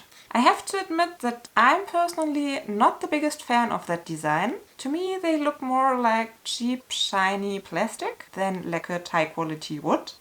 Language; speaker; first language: English; non-native, fluent; German